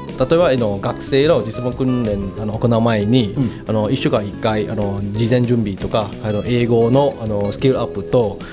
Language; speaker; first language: Japanese; non-native, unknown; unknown